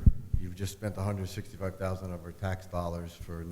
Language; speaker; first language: English; native; English